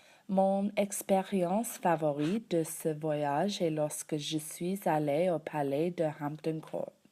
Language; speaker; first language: French; non-native, learner; English